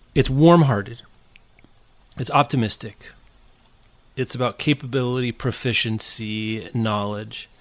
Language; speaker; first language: English; native; English